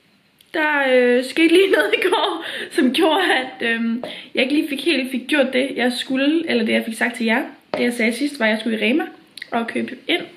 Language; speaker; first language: Danish; native; Danish